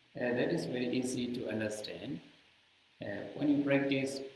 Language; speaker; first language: English; non-native, learner; Burmese